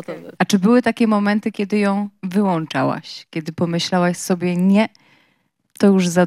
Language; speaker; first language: Polish; native; Polish